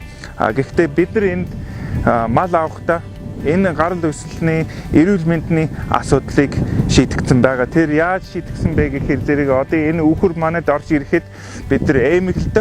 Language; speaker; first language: Mongolian; non-native, fluent; English